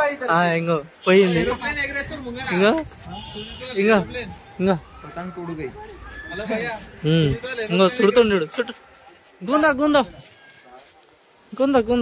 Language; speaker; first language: Telugu; native; Telugu